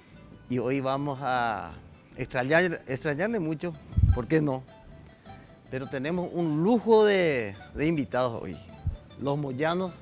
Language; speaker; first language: Spanish; native; Spanish